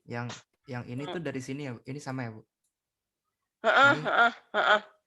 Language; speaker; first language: Indonesian; native; Indonesian